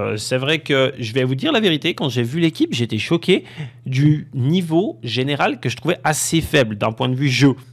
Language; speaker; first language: French; native; French